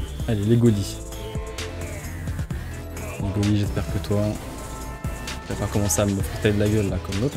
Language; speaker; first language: French; native; French